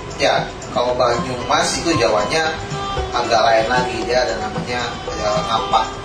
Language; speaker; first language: Indonesian; non-native, local second language; Javanese